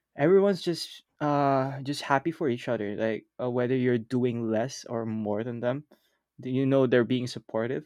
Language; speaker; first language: English; non-native, local second language; Filipino